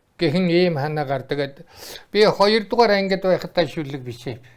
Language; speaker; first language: Mongolian; non-native, local second language; Buriat